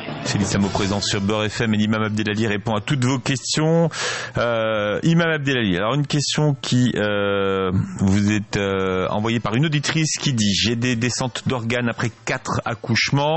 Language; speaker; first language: French; native; French